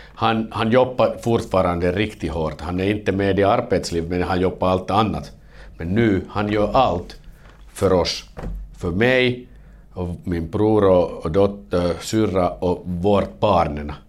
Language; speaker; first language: Swedish; non-native, learner; Finnish